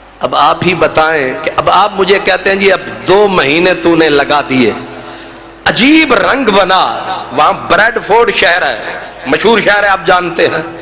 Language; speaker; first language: Urdu; non-native, local second language; Punjabi